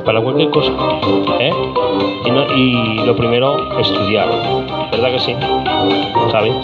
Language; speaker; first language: Spanish; native; Spanish